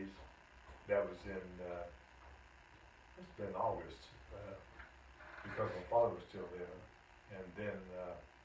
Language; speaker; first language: English; native; English